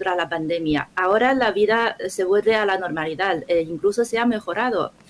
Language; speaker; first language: Spanish; non-native, fluent; Chinese